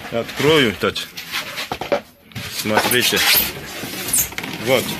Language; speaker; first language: Russian; non-native, learner; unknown